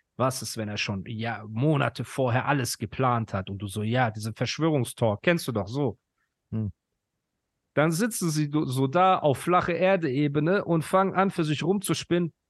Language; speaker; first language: German; early bilingual, other home language; Persian